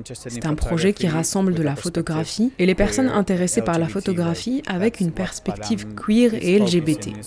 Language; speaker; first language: French; non-native, fluent; Spanish